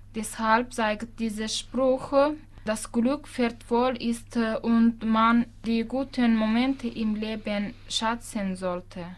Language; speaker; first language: German; non-native, fluent; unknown